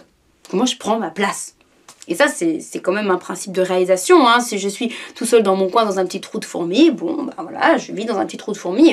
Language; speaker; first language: French; native; French